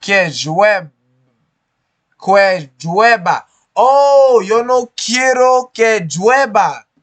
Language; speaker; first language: Spanish; non-native, learner; English